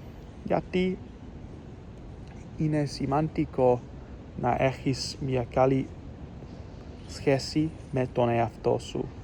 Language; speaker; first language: Greek; non-native, learner; English